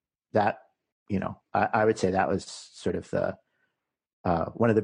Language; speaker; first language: English; native; English